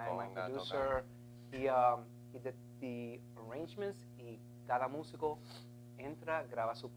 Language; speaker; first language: Spanish; early bilingual, heritage; Spanish